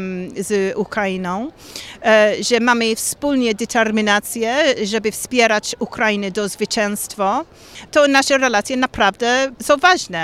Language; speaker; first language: Polish; non-native, learner; English